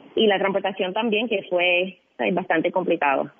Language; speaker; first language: Spanish; non-native, fluent; English